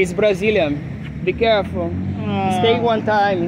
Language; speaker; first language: English; non-native, learner; Portuguese